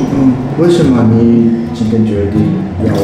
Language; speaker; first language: Chinese; non-native, fluent; Japanese